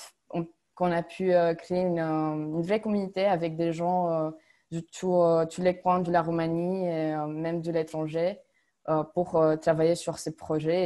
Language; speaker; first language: French; non-native, fluent; Romanian